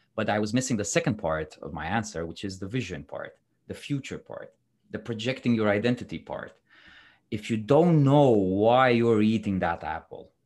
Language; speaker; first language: English; non-native, fluent; Romanian